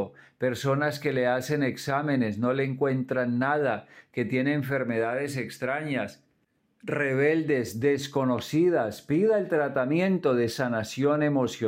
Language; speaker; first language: Spanish; native; Spanish